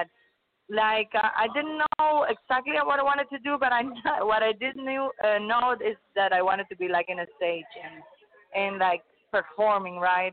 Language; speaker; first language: English; non-native, learner; Spanish